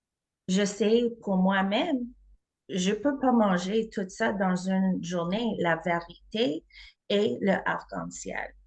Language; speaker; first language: French; non-native, learner; English